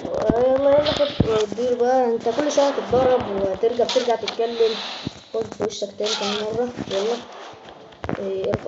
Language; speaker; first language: Arabic; native; Arabic